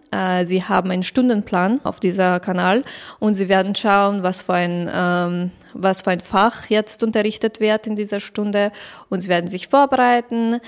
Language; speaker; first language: German; non-native, fluent; Persian